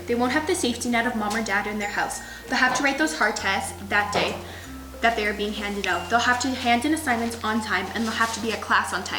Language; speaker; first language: English; native; English